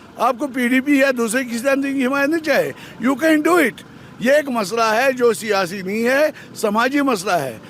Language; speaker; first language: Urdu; non-native, local second language; Kashmiri